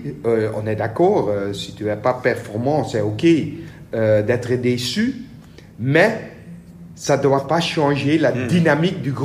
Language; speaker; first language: French; non-native, learner; Dutch